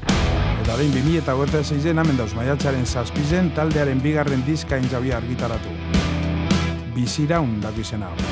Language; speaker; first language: Basque; native; Basque